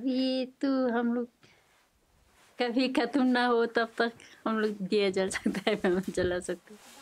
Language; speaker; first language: Hindi; non-native, local second language; Ladakhi